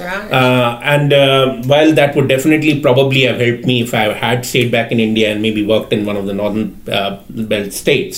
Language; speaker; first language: English; non-native, local second language; Bangla